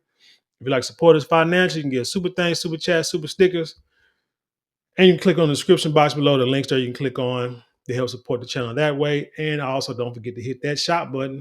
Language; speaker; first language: English; native; English